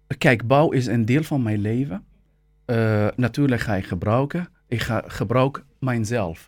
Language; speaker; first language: Dutch; non-native, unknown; Arabic